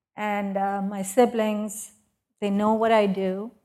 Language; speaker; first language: English; non-native, local second language; Urdu